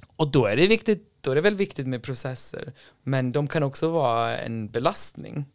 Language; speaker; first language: Swedish; non-native, fluent; English